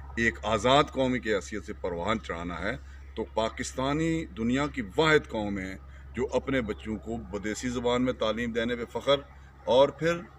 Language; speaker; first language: Urdu; non-native, local second language; Pahari-Potwari